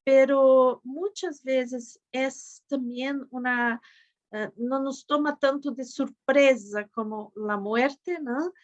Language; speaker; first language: Spanish; non-native, fluent; Portuguese